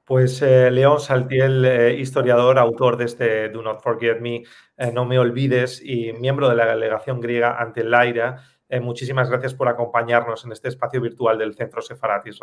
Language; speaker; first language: Spanish; native; Spanish